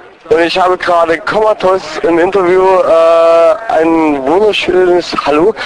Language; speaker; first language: German; native; German